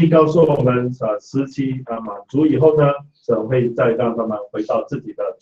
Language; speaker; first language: Chinese; native; Chinese